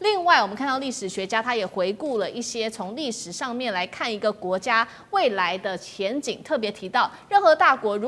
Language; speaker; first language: Chinese; native; Chinese